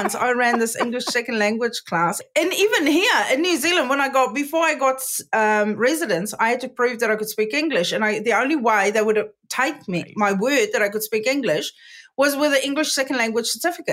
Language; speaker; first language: English; non-native, local second language; Afrikaans